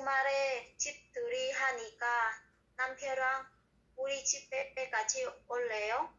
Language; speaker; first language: Korean; non-native, learner; Vietnamese